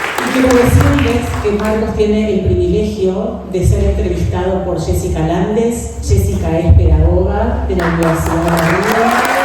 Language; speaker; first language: Spanish; native; Spanish